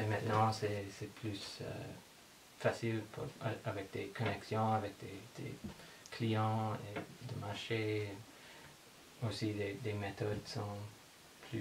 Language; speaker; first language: French; non-native, learner; English